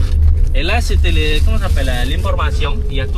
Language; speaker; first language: French; non-native, learner; Balinese